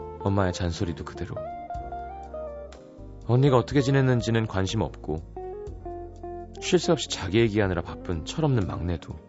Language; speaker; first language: Korean; native; Korean